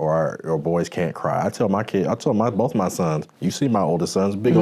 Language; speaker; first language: English; native; English